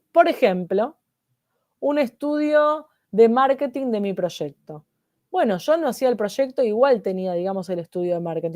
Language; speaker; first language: Spanish; native; Spanish